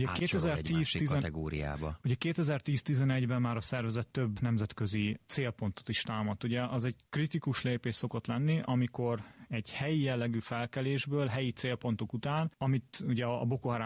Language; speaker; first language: Hungarian; native; Hungarian